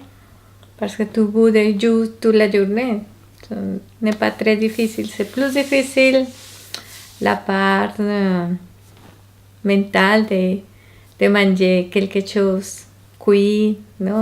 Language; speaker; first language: French; non-native, learner; Spanish